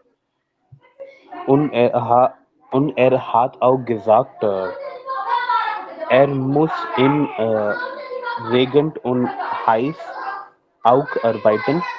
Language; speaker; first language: German; non-native, learner; Hindi